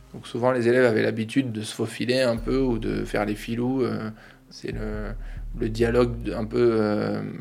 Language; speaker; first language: French; native; French